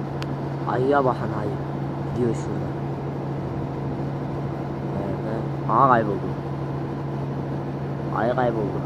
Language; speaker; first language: Turkish; native; Turkish